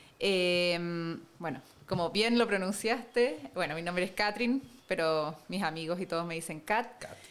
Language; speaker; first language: Spanish; native; Spanish